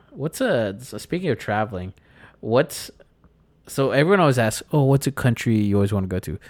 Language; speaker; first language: English; early bilingual, other home language; Spanish